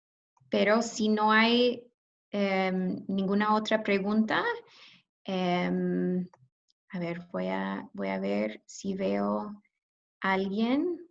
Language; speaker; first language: Spanish; non-native, fluent; English